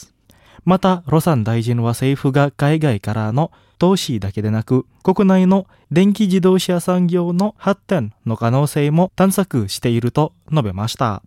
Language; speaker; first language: Japanese; non-native, fluent; Indonesian